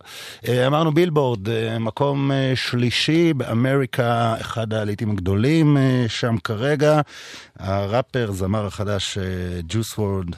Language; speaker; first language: Hebrew; native; Hebrew